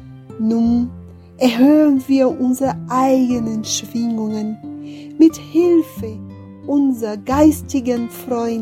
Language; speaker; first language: German; non-native, fluent; Portuguese